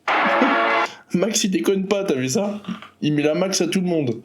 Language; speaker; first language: French; native; French